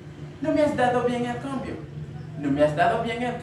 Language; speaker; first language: Spanish; non-native, fluent; Haitian Creole